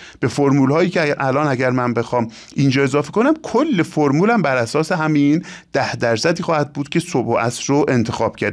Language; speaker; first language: Persian; native; Persian